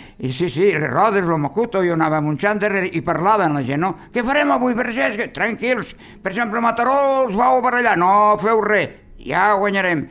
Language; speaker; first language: Catalan; native; Catalan